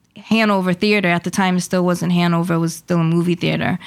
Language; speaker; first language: English; early bilingual, other home language; Spanish